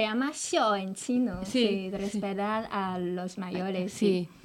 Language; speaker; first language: Spanish; non-native, fluent; Chinese